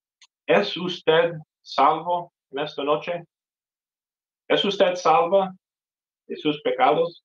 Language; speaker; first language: Spanish; non-native, fluent; English